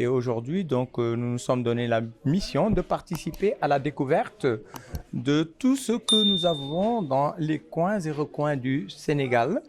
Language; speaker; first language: French; non-native, local second language; Wolof